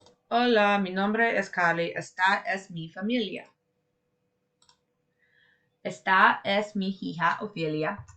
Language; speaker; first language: Spanish; non-native, learner; English